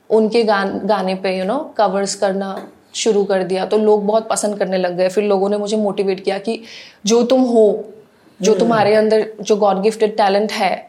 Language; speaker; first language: Hindi; non-native, local second language; Assamese